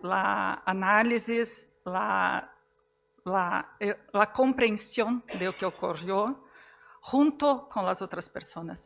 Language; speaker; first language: Spanish; non-native, fluent; Portuguese